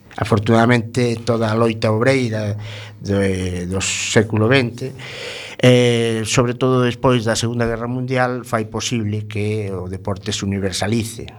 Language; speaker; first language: Galician; non-native, local second language; Spanish